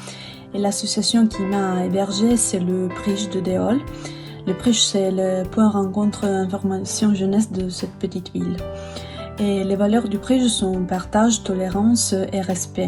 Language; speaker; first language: French; non-native, fluent; Italian